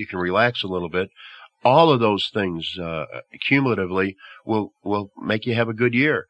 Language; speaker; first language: English; native; English